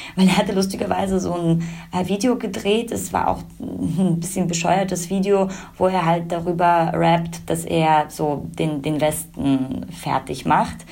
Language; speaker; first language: German; early bilingual, other home language; Russian